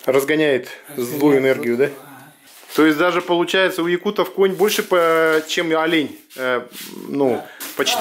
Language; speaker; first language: Russian; native; Russian